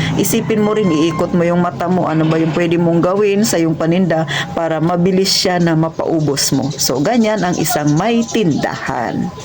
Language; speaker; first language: Filipino; non-native, local second language; Cebuano